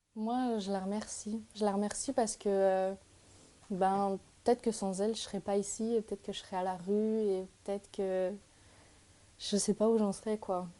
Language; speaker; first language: French; native; French